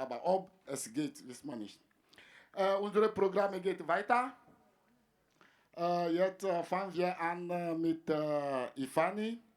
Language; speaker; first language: German; non-native, fluent; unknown